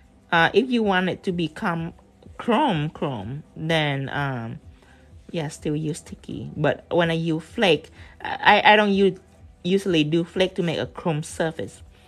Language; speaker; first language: English; non-native, fluent; Vietnamese